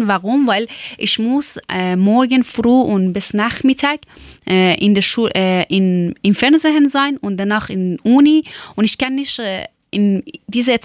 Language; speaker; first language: German; non-native, learner; Persian